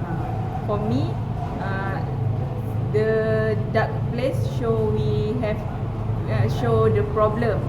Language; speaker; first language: English; non-native, learner; Malay